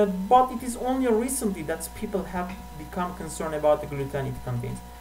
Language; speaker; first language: English; non-native, fluent; Turkish